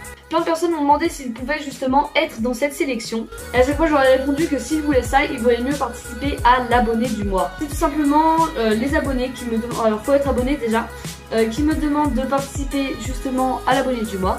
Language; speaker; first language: French; native; French